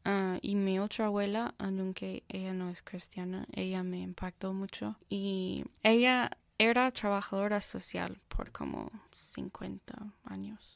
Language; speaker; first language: Spanish; non-native, fluent; English